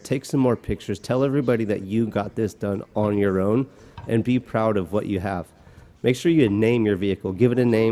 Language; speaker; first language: English; native; English